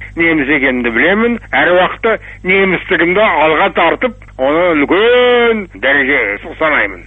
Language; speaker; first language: Kazakh; non-native, local second language; German